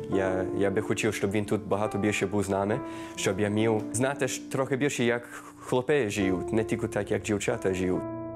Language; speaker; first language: Ukrainian; early bilingual, heritage; Ukrainian